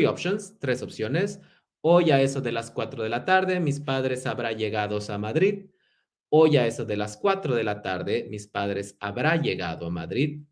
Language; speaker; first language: Spanish; non-native, fluent; English